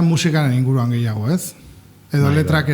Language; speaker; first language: Basque; native; Basque